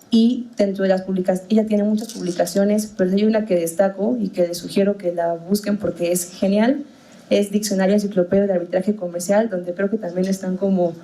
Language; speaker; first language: Spanish; native; Spanish